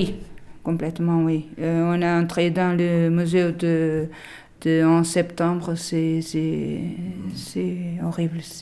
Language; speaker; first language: French; non-native, learner; Portuguese